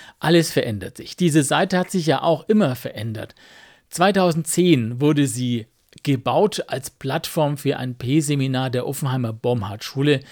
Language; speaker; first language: German; native; German